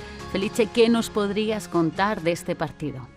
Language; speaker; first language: Spanish; native; Spanish